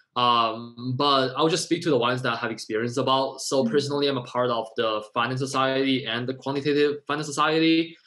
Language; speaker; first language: English; non-native, fluent; Chinese